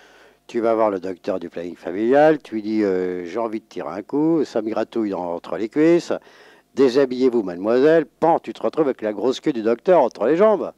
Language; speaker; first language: French; native; French